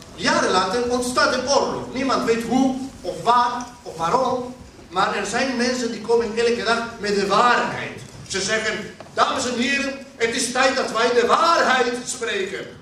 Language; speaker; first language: Dutch; non-native, fluent; Spanish